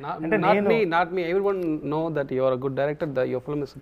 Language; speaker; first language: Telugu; non-native, local second language; Tamil